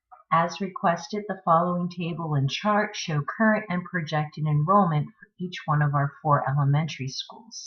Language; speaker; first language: English; native; English